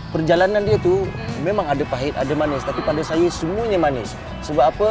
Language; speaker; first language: Malay; native; Malay